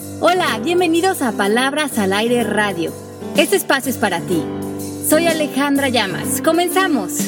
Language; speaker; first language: Spanish; native; Spanish